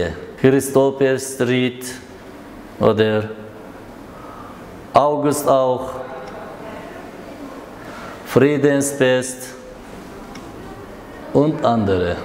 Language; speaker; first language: German; non-native, learner; Uzbek